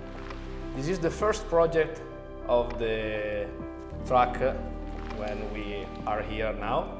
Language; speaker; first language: English; non-native, learner; Italian